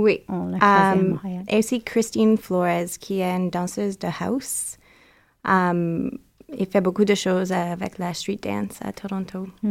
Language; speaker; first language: French; non-native, learner; English